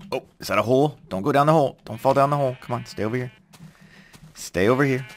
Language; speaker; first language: English; native; English